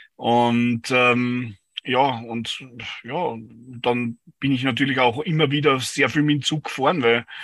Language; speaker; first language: German; native; German